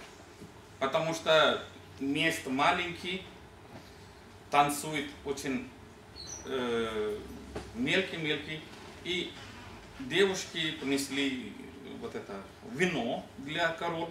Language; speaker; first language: Russian; non-native, learner; Hindi